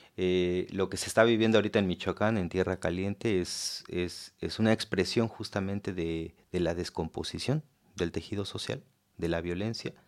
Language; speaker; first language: Spanish; native; Spanish